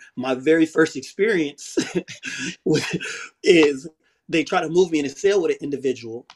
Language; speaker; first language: English; native; English